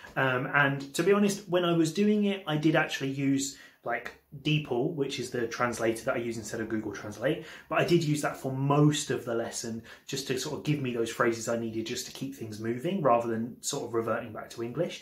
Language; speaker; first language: English; native; English